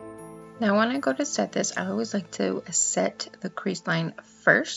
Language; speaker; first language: English; native; English